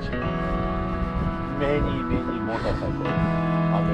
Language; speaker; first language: English; non-native, learner; Japanese